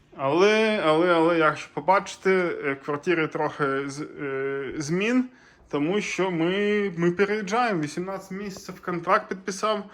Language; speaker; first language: Ukrainian; non-native, local second language; Russian